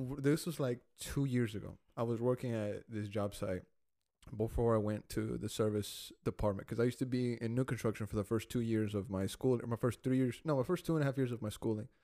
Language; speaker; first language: English; early bilingual, other home language; Spanish